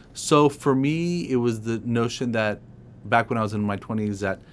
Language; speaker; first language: English; native; English